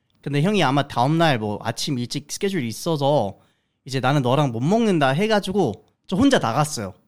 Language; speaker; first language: Korean; early bilingual, heritage; Korean